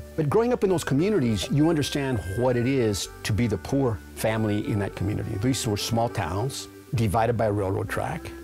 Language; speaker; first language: English; native; English